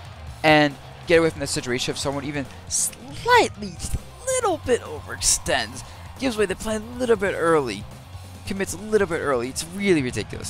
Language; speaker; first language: English; native; English